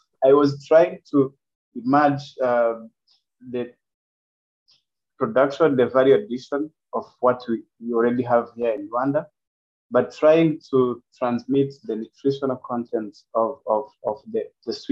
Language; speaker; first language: English; non-native, local second language; Kinyarwanda